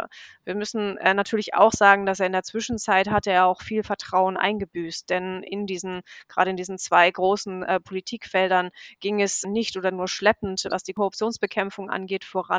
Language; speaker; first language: German; native; German